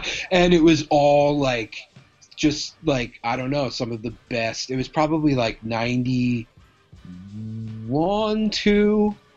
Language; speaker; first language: English; native; English